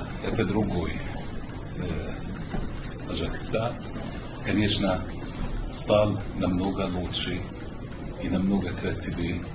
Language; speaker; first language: Russian; non-native, fluent; Arabic